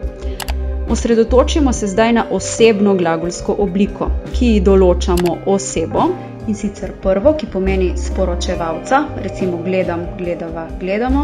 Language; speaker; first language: Slovenian; native; Slovenian